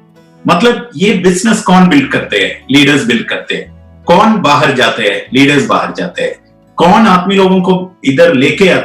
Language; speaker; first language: Hindi; non-native, local second language; Malayalam